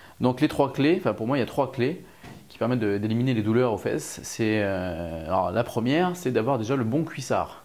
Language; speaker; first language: French; native; French